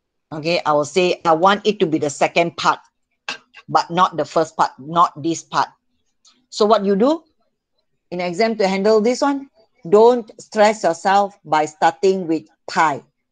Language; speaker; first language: English; non-native, local second language; Malay